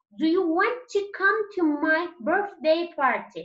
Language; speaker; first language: English; non-native, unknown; Turkish